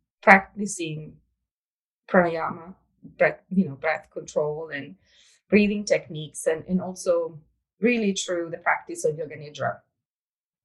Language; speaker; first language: English; non-native, fluent; Italian